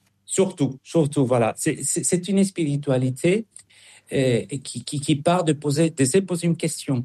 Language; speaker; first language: French; non-native, fluent; Spanish